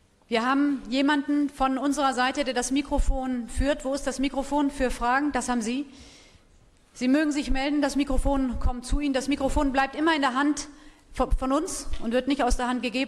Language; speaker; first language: German; native; German